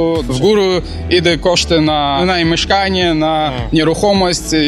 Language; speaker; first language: Polish; non-native, learner; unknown